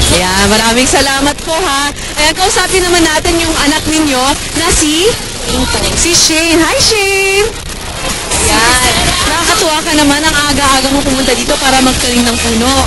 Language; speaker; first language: Filipino; non-native, fluent; Korean